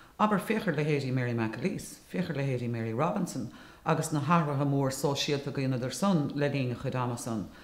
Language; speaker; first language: Irish; native; Irish